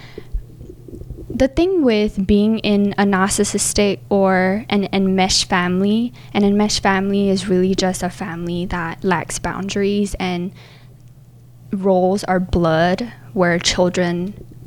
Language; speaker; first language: English; native; English